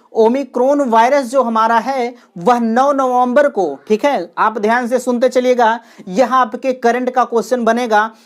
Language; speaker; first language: Hindi; native; Hindi